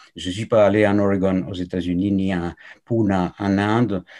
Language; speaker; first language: French; non-native, fluent; Spanish